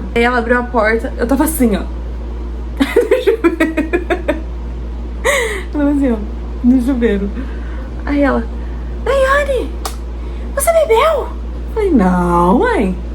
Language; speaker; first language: Portuguese; native; Portuguese